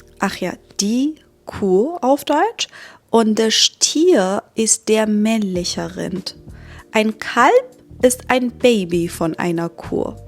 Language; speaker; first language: German; non-native, fluent; Persian